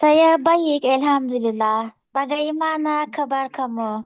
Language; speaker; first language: Indonesian; non-native, learner; Turkish